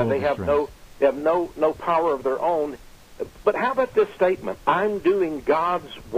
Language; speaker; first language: English; native; English